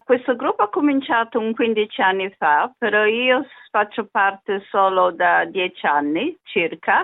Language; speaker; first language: Italian; early bilingual, other home language; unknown